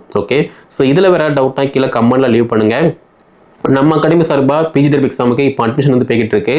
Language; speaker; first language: Tamil; native; Tamil